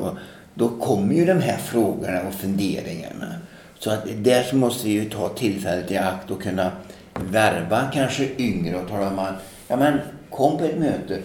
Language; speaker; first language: Swedish; native; Swedish